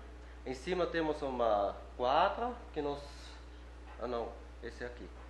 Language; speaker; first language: Portuguese; non-native, fluent; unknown